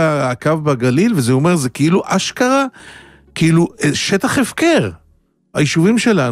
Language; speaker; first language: Hebrew; native; Hebrew